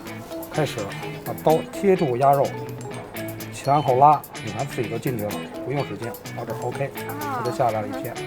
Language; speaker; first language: Chinese; native; Chinese